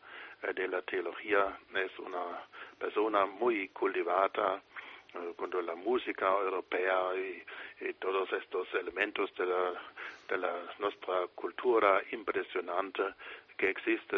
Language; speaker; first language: Spanish; non-native, fluent; German